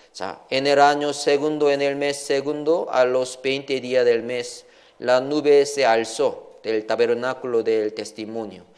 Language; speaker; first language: Spanish; non-native, learner; Korean